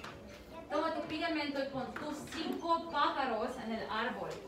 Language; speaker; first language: Spanish; early bilingual, heritage; Spanish